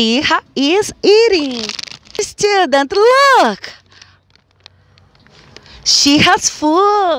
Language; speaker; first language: English; non-native, fluent; Portuguese